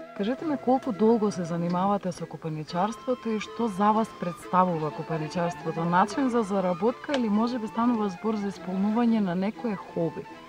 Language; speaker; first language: Macedonian; native; Macedonian